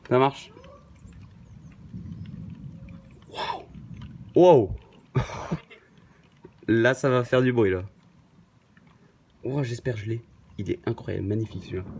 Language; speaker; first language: French; native; French